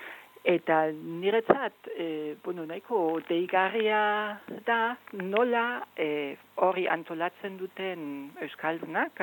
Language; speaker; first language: Basque; non-native, fluent; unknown